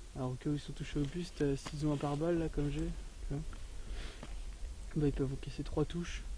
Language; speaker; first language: French; native; French